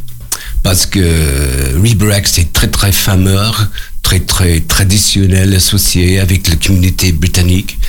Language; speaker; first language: French; non-native, learner; English